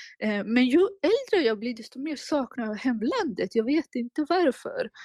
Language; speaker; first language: Swedish; non-native, fluent; Persian